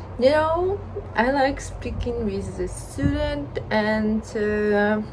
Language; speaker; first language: English; non-native, learner; Ukrainian